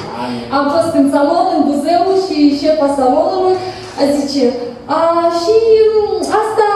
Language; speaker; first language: Romanian; non-native, learner; Russian